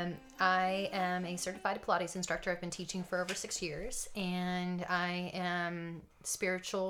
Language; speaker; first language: English; native; English